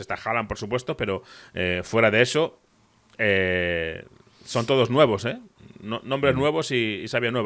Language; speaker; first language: Spanish; native; Spanish